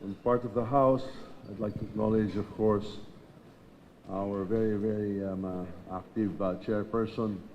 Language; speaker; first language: English; non-native, local second language; Filipino